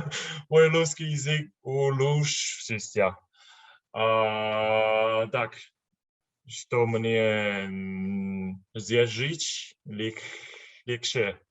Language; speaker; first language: Russian; non-native, learner; Chinese